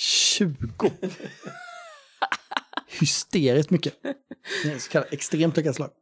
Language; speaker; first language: Swedish; native; Swedish